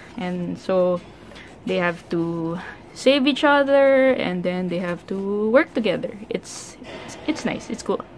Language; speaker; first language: English; non-native, local second language; Filipino